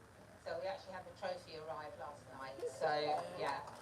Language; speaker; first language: English; native; English